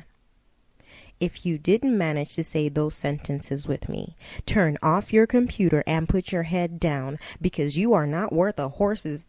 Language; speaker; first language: English; non-native, local second language; Shona